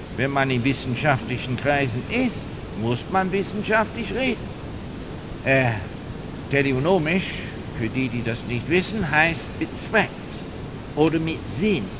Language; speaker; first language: German; non-native, fluent; English